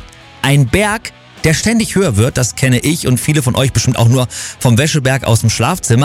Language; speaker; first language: German; native; German